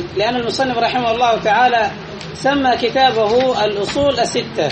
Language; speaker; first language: Arabic; native; Arabic